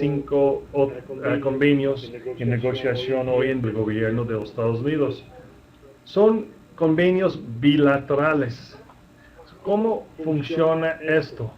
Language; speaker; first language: Spanish; non-native, fluent; English